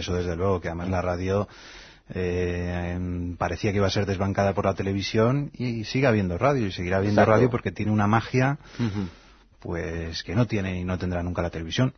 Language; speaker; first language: Spanish; native; Spanish